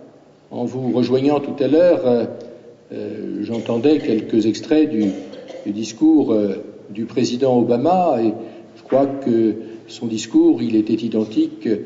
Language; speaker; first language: French; native; French